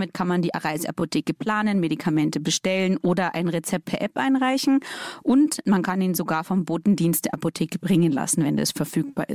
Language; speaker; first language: German; native; German